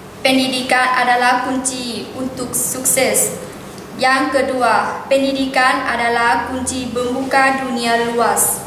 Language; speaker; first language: Indonesian; non-native, learner; Lao